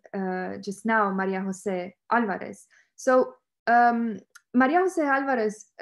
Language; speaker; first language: English; non-native, fluent; Romanian